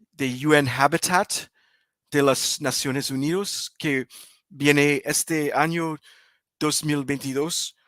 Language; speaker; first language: Spanish; non-native, learner; English